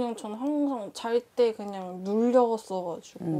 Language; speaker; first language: Korean; native; Korean